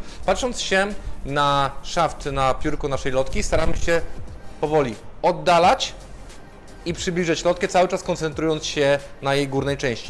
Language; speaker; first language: Polish; native; Polish